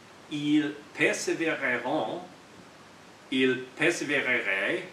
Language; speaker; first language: French; non-native, learner; English